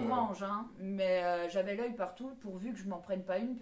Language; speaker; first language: French; native; French